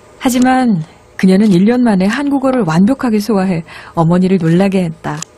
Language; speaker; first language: Korean; native; Korean